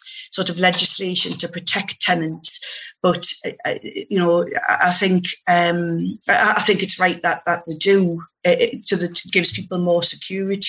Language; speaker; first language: English; native; English